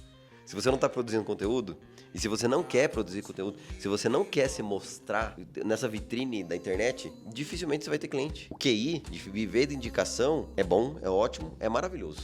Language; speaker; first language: Portuguese; native; Portuguese